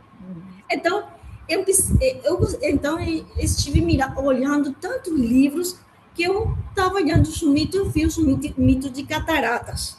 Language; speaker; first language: Portuguese; non-native, learner; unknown